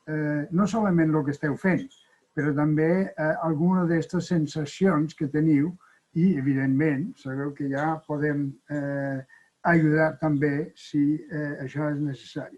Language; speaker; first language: Catalan; non-native, fluent; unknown